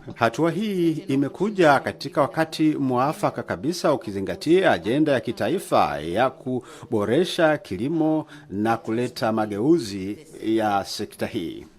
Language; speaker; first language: Swahili; native; Swahili